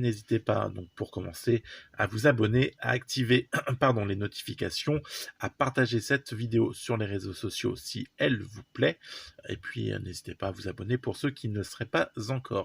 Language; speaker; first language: French; native; French